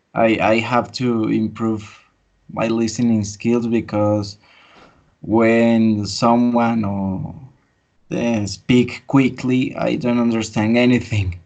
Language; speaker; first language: English; non-native, fluent; Spanish